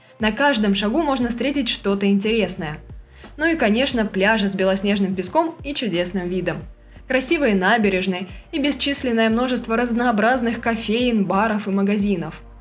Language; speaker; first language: Russian; native; Russian